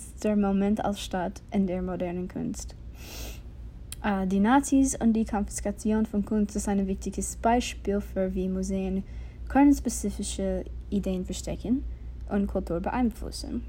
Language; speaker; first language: German; non-native, learner; English